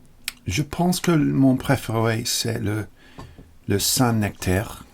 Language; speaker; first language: French; non-native, learner; English